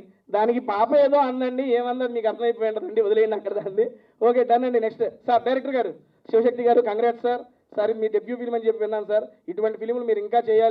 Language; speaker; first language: Telugu; native; Telugu